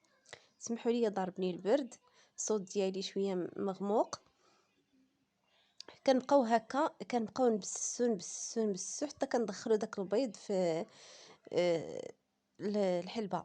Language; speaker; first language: Arabic; native; Arabic